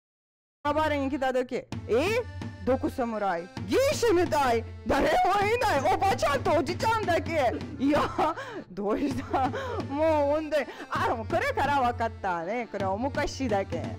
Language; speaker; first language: Japanese; non-native, learner; Russian